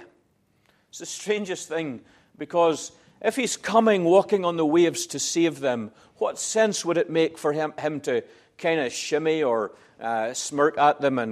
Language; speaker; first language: English; native; English